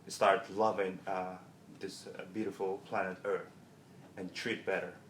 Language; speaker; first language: English; non-native, learner; Mongolian